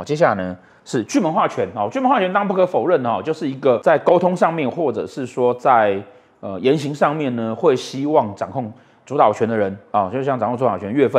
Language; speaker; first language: Chinese; native; Chinese